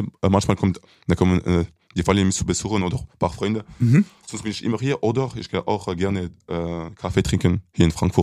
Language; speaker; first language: German; non-native, local second language; French